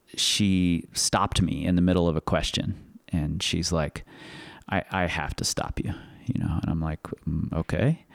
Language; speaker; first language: English; native; English